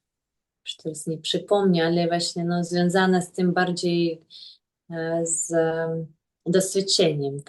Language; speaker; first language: Polish; non-native, fluent; Russian